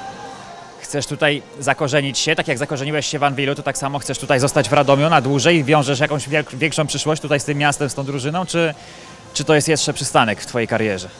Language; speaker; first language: Polish; native; Polish